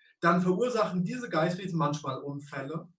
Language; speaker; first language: German; native; German